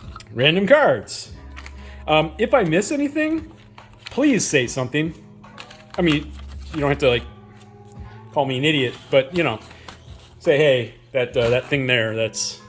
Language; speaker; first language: English; native; English